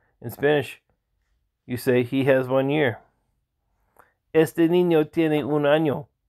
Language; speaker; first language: Spanish; non-native, learner; English